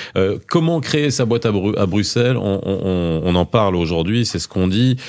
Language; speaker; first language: French; native; French